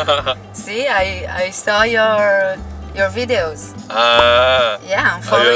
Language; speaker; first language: English; non-native, fluent; Hebrew